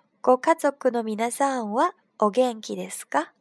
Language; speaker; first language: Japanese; non-native, fluent; Chinese